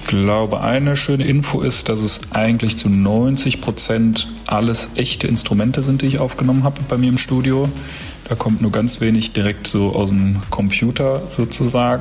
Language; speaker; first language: German; native; German